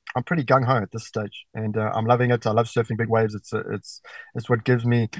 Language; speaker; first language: English; native; English